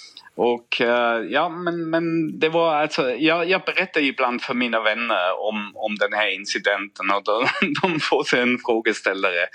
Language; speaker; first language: Swedish; non-native, fluent; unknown